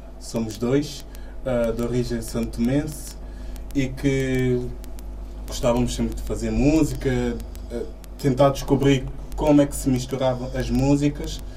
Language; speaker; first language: Portuguese; early bilingual, other home language; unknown